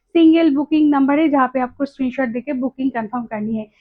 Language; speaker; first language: Hindi; non-native, local second language; Bangla